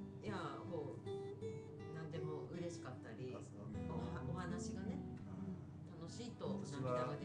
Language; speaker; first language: Japanese; native; Japanese